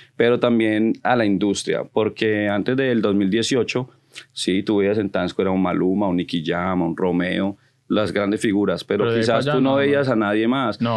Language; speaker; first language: Spanish; early bilingual, heritage; Spanish